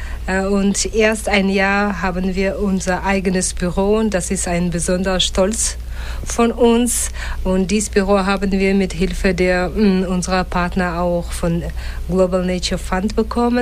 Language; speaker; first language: German; non-native, fluent; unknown